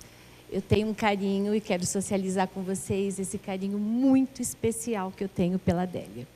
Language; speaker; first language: Portuguese; native; Portuguese